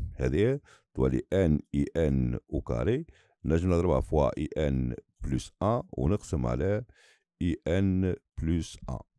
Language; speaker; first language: French; non-native, local second language; Arabic